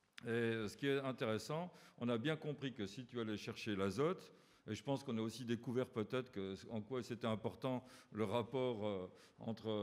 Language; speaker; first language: French; native; French